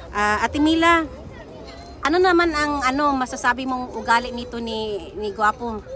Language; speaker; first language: Filipino; non-native, local second language; Cebuano